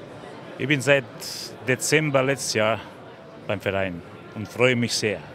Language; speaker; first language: German; non-native, fluent; Bosnian